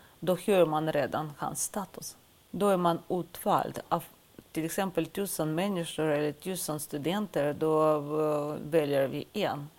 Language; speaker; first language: Swedish; non-native, fluent; Russian